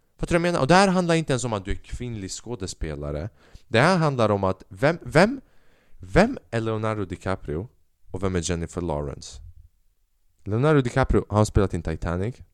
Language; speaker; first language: Swedish; early bilingual, other home language; Albanian